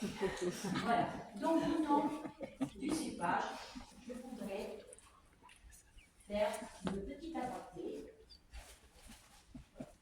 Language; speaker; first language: French; native; French